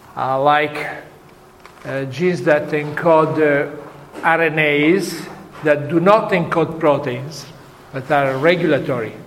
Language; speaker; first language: English; non-native, fluent; Italian